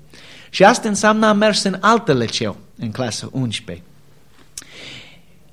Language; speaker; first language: Romanian; non-native, learner; English